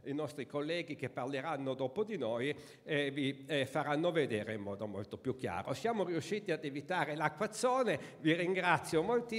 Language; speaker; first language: Italian; native; Italian